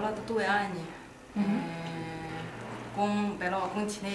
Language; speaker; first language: Italian; non-native, learner; Chinese